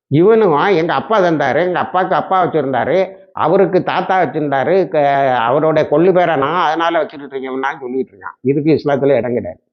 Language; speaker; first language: Tamil; native; Tamil